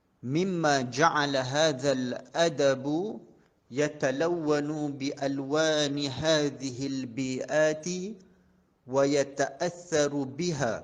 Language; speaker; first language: Arabic; non-native, fluent; Malay